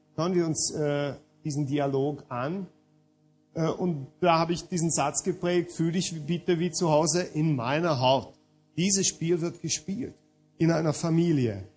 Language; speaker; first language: German; non-native, fluent; Hungarian